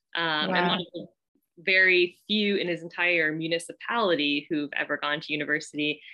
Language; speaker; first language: English; native; English